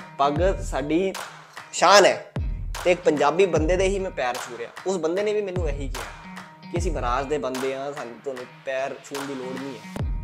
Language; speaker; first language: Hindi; non-native, local second language; Punjabi